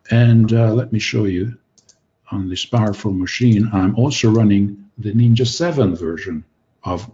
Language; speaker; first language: English; non-native, fluent; Hungarian